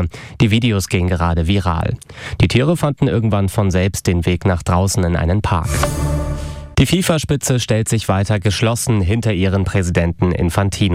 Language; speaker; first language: German; native; German